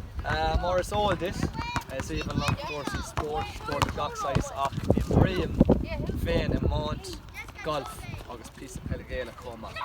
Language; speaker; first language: Irish; non-native, local second language; English